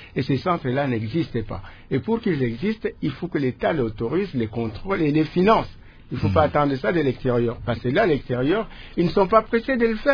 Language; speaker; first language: French; non-native, local second language; Lingala